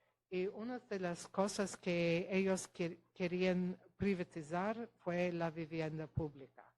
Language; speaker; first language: Spanish; non-native, fluent; Polish